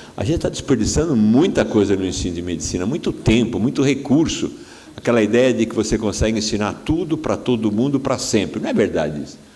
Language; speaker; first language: Portuguese; native; Portuguese